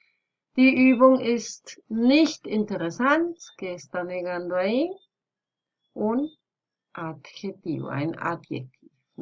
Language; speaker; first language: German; non-native, fluent; Spanish